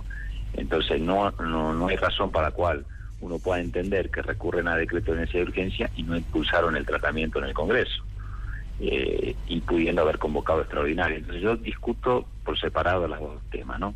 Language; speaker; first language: Spanish; native; Spanish